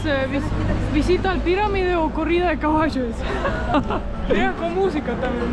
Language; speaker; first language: Spanish; non-native, fluent; Estonian